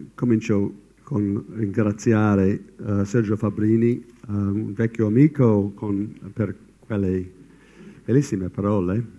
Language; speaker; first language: Italian; non-native, fluent; English